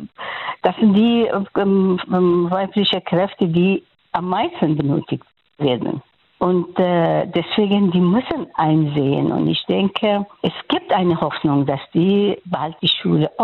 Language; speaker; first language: German; non-native, fluent; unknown